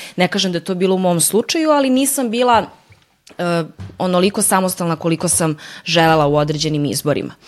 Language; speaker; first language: Serbian; early bilingual, heritage; Serbian